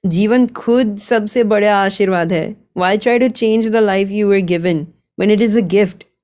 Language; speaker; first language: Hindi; early bilingual, heritage; Gujarati